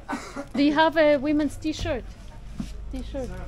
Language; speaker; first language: English; non-native, fluent; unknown